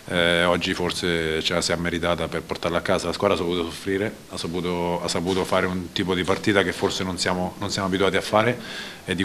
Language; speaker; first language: Italian; native; Italian